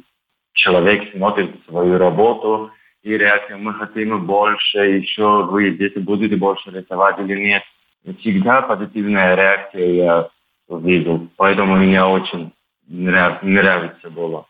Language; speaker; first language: Russian; non-native, learner; Turkish